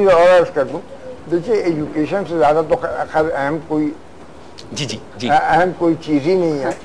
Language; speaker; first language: Urdu; native; Urdu